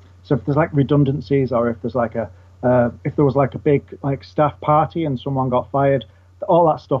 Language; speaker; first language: English; native; English